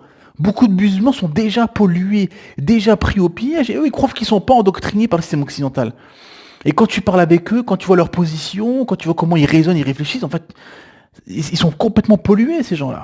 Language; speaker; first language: French; native; French